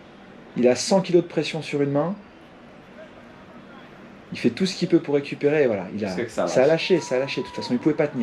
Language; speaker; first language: French; native; French